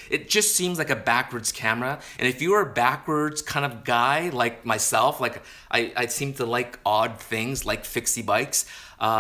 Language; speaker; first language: English; native; English